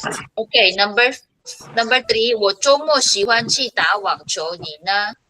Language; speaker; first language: Chinese; non-native, fluent; Filipino